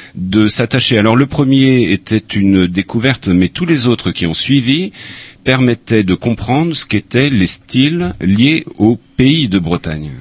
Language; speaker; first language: French; native; French